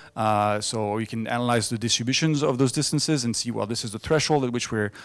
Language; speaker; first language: English; non-native, fluent; French